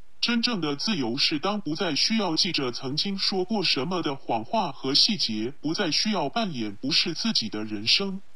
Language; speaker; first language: Chinese; non-native, local second language; Cantonese